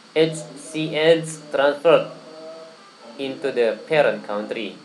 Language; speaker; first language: English; non-native, fluent; Indonesian